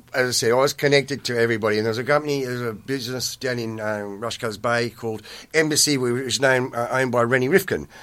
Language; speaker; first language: English; native; English